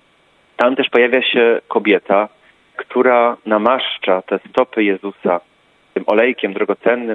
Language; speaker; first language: Polish; native; Polish